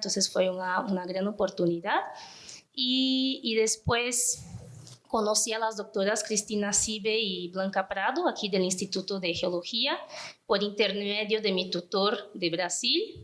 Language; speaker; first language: Spanish; non-native, fluent; Portuguese